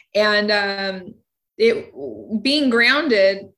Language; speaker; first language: English; native; English